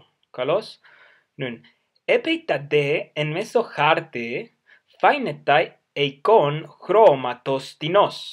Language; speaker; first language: Greek; non-native, fluent; Spanish